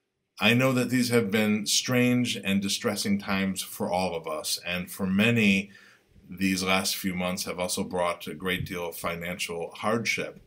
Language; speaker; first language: English; native; English